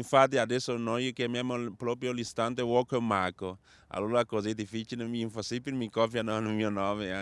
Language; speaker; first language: Italian; non-native, learner; Chinese